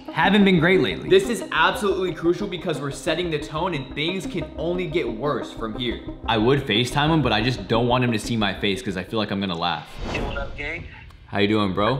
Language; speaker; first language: English; native; English